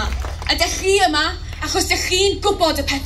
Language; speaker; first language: Welsh; non-native, local second language; English